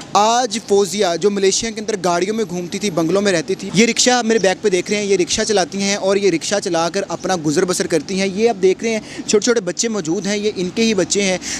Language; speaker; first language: Urdu; native; Urdu